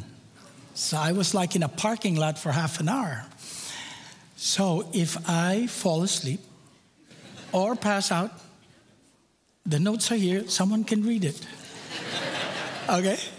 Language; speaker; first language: English; non-native, local second language; Filipino